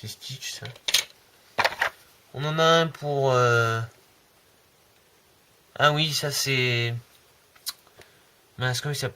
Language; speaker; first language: French; native; French